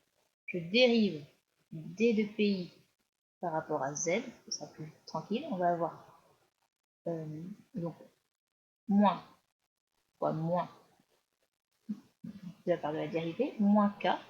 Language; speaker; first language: French; native; French